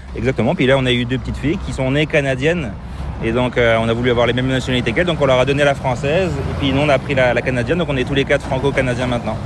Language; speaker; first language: French; native; French